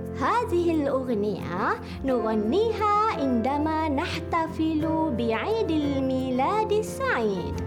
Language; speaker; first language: Arabic; non-native, fluent; Malay